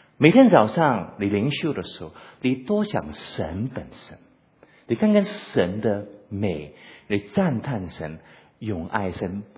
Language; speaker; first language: Chinese; non-native, local second language; Cantonese